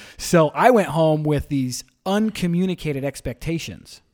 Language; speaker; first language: English; native; English